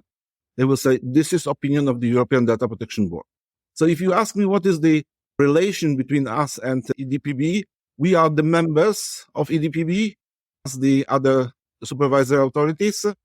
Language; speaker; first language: English; non-native, fluent; Polish